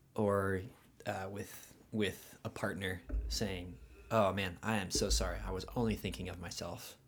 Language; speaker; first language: English; native; English